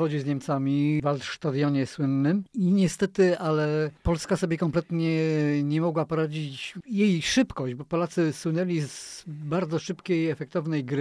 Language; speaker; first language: Polish; native; Polish